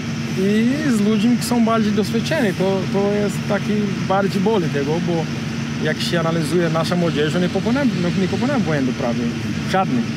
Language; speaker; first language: Polish; non-native, learner; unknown